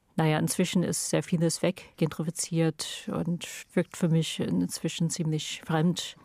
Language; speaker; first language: German; non-native, fluent; English